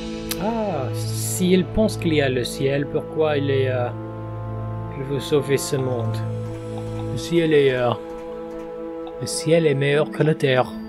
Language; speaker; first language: French; non-native, fluent; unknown